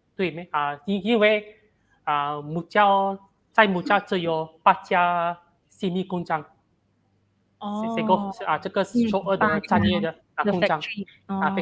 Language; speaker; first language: Chinese; non-native, local second language; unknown